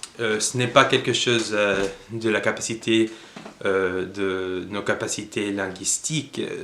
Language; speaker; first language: French; non-native, fluent; English